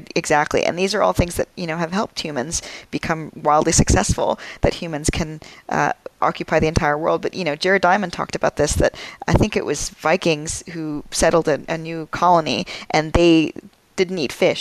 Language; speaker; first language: English; native; English